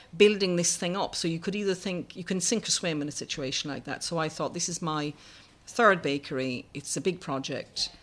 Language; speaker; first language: English; native; English